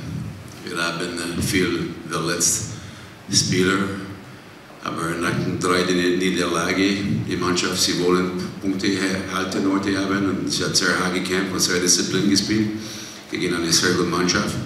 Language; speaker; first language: German; non-native, learner; English